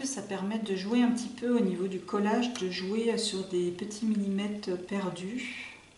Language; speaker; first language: French; native; French